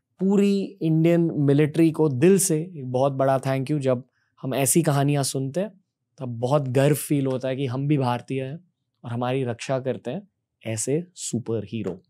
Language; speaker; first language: Hindi; native; Hindi